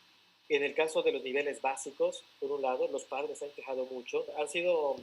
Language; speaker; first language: Spanish; native; Spanish